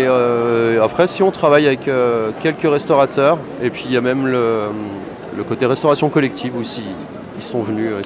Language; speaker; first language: French; native; French